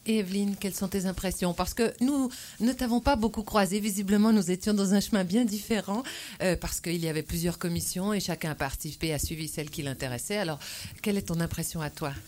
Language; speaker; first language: French; native; French